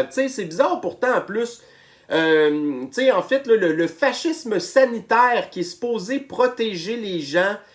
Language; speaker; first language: French; native; French